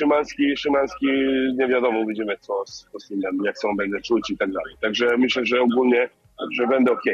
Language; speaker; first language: Polish; non-native, learner; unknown